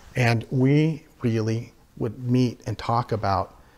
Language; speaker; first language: English; native; English